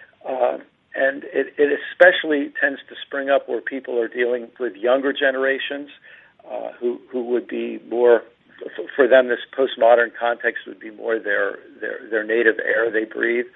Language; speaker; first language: English; native; English